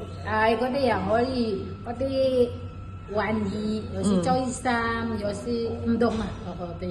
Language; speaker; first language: Cantonese; non-native, local second language; Indonesian